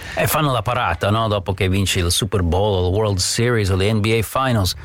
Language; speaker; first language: Italian; non-native, fluent; English